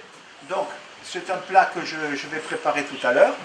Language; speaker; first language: French; native; French